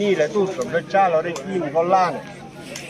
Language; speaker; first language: Italian; native; Italian